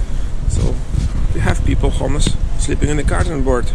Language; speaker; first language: English; non-native, fluent; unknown